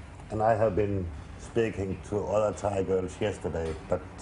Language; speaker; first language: English; non-native, learner; Danish